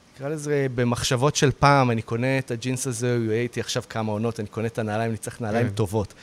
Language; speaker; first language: Hebrew; native; Hebrew